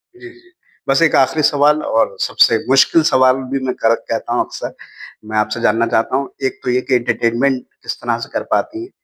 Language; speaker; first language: Hindi; native; Hindi